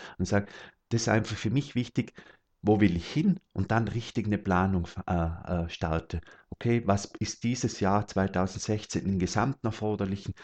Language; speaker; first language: German; native; German